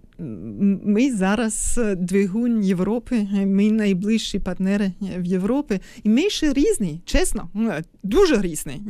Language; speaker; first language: Ukrainian; non-native, fluent; German